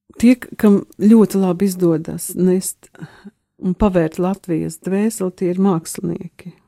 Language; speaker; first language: Latvian; native; Latvian